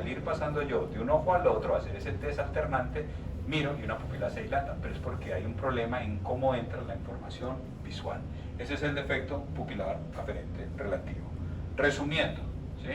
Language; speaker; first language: Spanish; native; Spanish